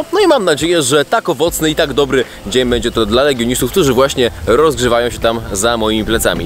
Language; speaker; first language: Polish; native; Polish